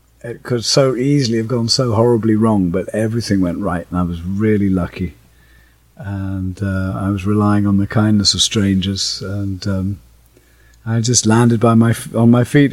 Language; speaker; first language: English; native; English